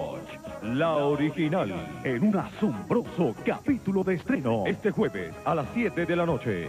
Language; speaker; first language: Spanish; native; Spanish